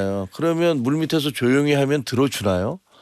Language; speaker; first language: Korean; native; Korean